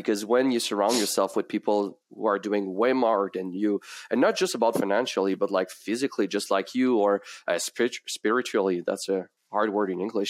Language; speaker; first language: English; non-native, fluent; French